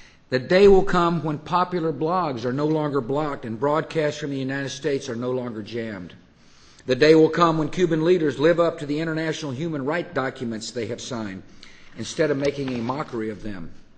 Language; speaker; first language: English; native; English